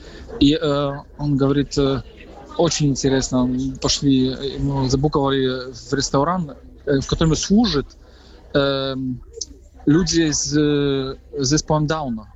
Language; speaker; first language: Russian; non-native, fluent; Polish